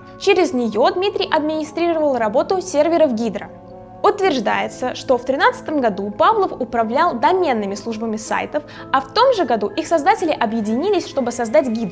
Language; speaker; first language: Russian; native; Russian